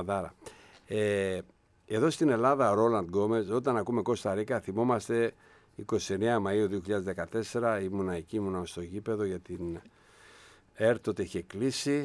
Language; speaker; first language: Greek; native; Greek